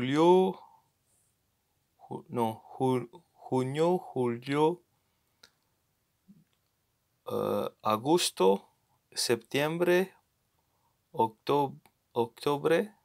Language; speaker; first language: Spanish; non-native, learner; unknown